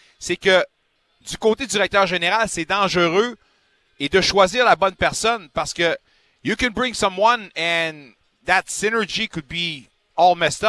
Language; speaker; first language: French; native; French